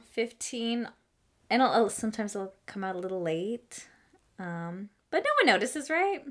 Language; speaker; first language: English; early bilingual, other home language; Spanish